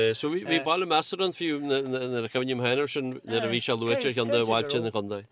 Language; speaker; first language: Irish; native; Irish